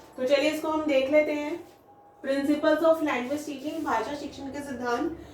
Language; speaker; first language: Hindi; native; Hindi